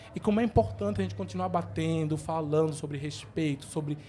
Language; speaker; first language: Portuguese; native; Portuguese